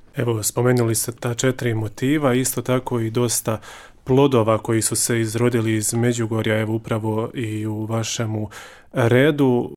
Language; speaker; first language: Croatian; native; Croatian